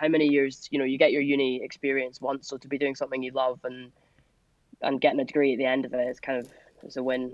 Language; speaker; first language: English; native; English